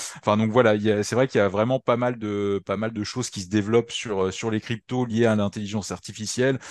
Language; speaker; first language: French; native; French